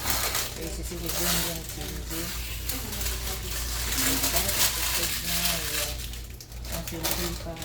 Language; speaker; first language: French; non-native, local second language; Lingala